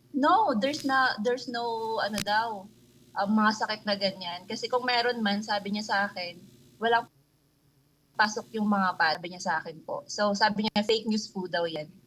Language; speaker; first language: Filipino; native; Filipino